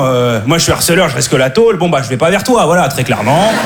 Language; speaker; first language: French; native; French